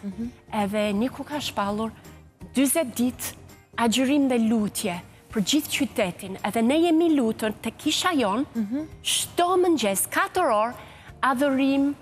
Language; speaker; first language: Albanian; non-native, fluent; English